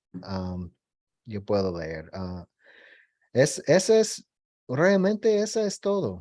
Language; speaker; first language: Spanish; non-native, learner; English